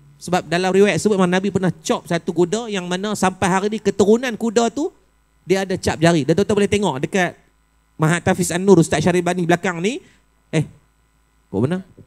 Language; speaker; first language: Malay; native; Malay